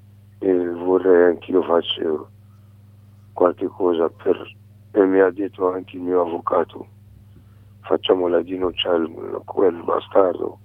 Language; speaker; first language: Italian; non-native, learner; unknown